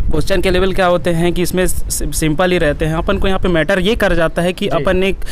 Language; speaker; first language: Hindi; native; Hindi